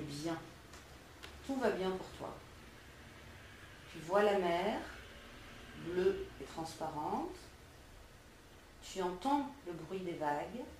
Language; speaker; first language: French; native; French